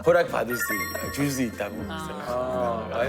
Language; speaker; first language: Korean; non-native, fluent; French